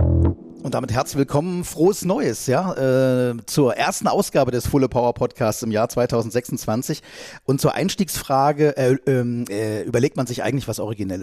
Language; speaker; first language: German; native; German